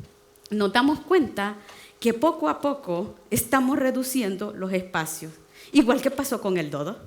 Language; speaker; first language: Spanish; native; Spanish